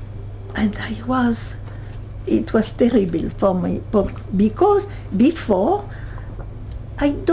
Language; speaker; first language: English; non-native, learner; French